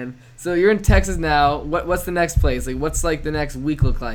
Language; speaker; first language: English; native; English